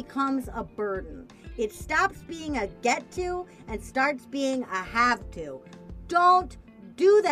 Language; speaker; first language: English; native; English